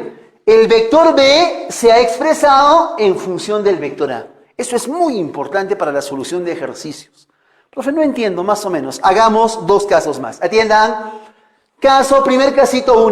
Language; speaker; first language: Spanish; native; Spanish